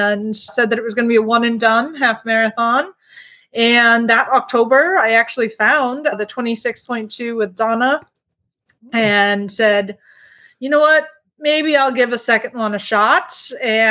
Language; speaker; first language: English; native; English